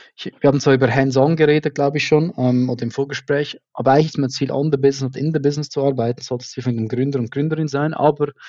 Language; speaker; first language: German; native; German